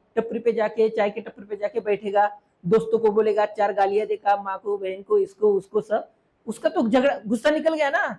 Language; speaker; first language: Hindi; non-native, local second language; Marathi